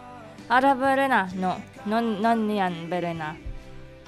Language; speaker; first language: Catalan; non-native, learner; Indonesian